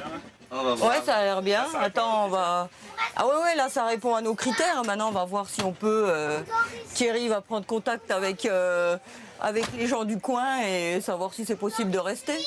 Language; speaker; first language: French; native; French